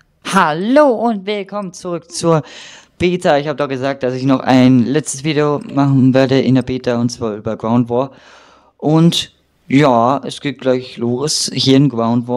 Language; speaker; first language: German; native; German